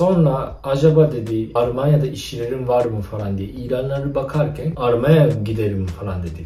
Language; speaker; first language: Turkish; non-native, fluent; Japanese